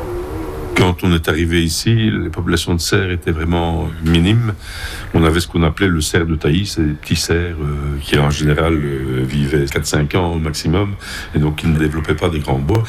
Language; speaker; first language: French; native; French